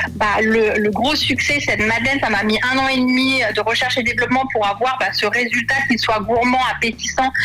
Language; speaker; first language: French; native; French